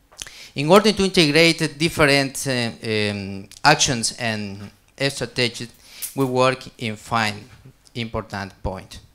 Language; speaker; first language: English; non-native, learner; Spanish